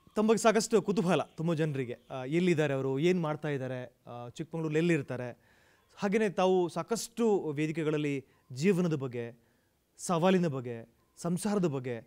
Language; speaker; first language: Kannada; non-native, local second language; Kodava